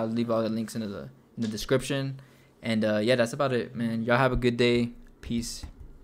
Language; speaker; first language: English; early bilingual, other home language; Spanish